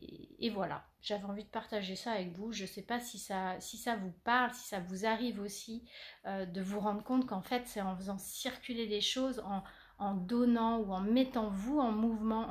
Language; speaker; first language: French; native; French